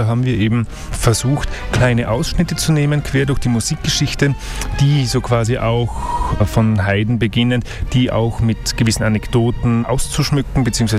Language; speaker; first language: German; native; German